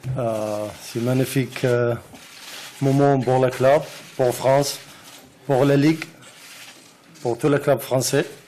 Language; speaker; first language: French; non-native, learner; Arabic